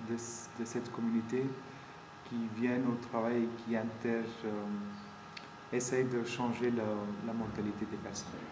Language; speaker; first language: French; non-native, fluent; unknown